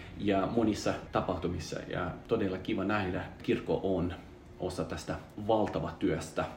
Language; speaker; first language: Finnish; non-native, fluent; Russian